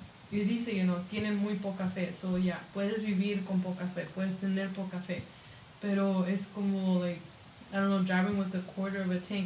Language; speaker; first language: Spanish; early bilingual, heritage; Spanish